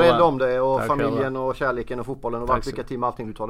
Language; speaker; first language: Swedish; native; Swedish